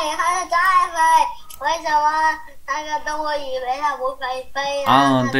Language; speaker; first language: Chinese; early bilingual, heritage; Chinese